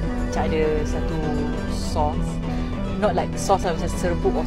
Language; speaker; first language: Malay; non-native, local second language; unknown